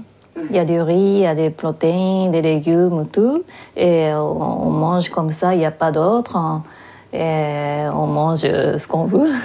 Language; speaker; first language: French; non-native, fluent; Japanese